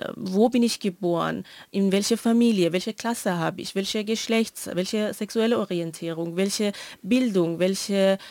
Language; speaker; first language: German; non-native, fluent; Persian